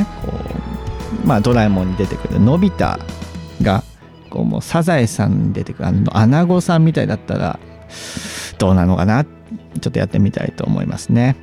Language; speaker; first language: Japanese; native; Japanese